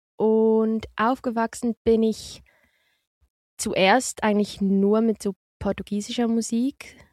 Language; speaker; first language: German; early bilingual, other home language; Portuguese